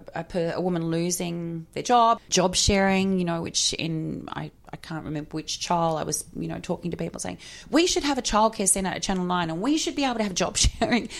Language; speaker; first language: English; native; English